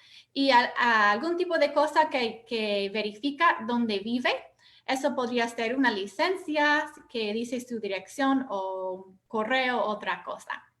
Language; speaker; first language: Spanish; non-native, fluent; English